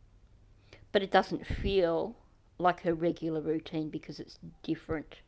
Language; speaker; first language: English; native; English